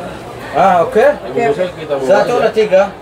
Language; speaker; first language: Indonesian; non-native, learner; Arabic